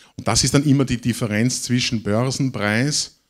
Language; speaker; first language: German; native; German